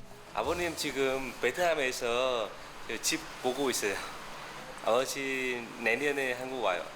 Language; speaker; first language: Korean; non-native, learner; Vietnamese